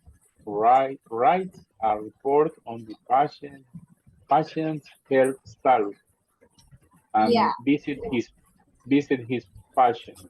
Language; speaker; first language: English; non-native, learner; Spanish